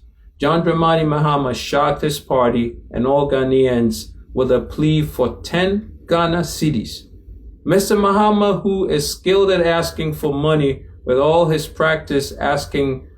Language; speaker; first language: English; non-native, local second language; Akan